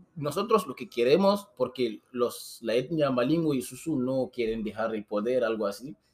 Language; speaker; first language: Spanish; non-native, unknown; Susu